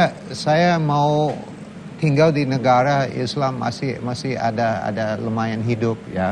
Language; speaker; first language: Indonesian; non-native, learner; English